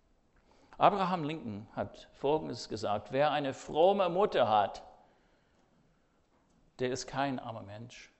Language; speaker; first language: German; non-native, fluent; English